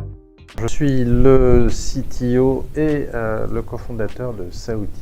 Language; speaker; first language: French; native; French